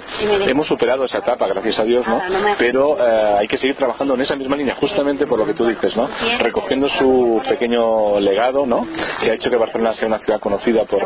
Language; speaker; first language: Spanish; native; Spanish